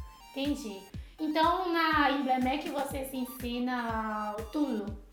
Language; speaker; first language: Portuguese; non-native, fluent; Chinese